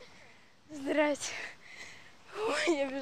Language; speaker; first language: Russian; native; Russian